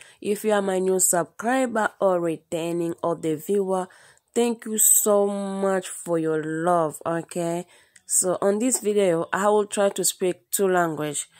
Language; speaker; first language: English; non-native, learner; Lingala